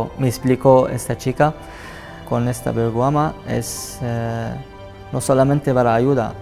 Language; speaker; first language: Spanish; non-native, learner; Arabic